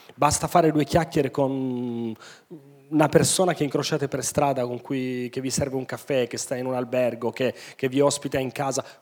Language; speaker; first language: Italian; native; Italian